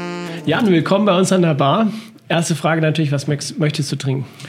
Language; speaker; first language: German; native; German